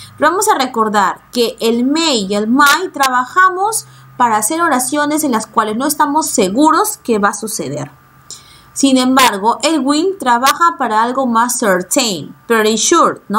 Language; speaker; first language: Spanish; native; Spanish